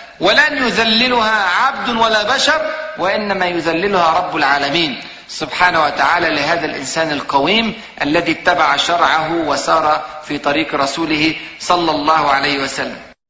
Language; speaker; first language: Arabic; native; Arabic